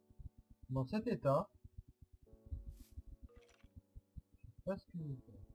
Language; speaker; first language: French; native; French